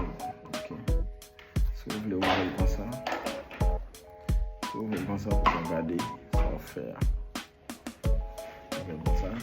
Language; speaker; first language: French; non-native, learner; Haitian Creole